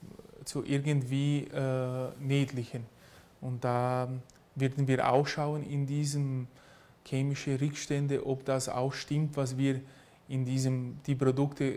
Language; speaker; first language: German; early bilingual, heritage; German